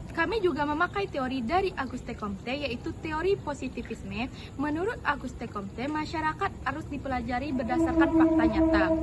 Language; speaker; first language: Indonesian; native; Indonesian